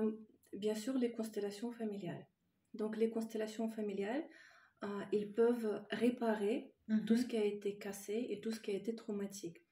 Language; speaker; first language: French; non-native, fluent; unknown